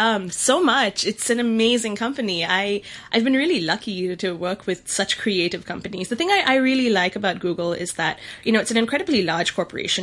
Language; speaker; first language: English; native; English